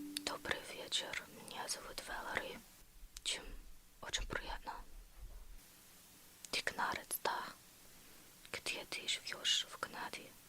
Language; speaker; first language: Russian; non-native, learner; English